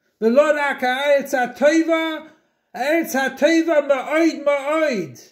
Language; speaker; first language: Hebrew; non-native, fluent; English